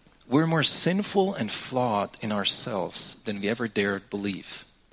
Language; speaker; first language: English; non-native, fluent; German